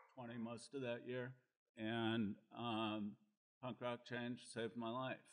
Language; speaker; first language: English; native; English